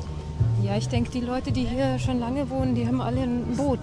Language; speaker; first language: German; native; German